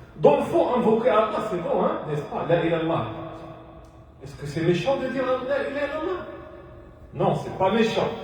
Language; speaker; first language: French; non-native, local second language; Arabic